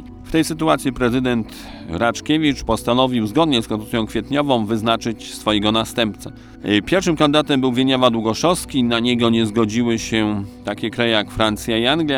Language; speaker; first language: Polish; native; Polish